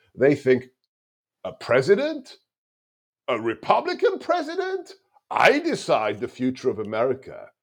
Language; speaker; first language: English; non-native, local second language; Hungarian